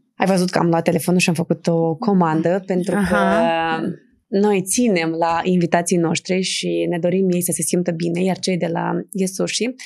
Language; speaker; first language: Romanian; native; Romanian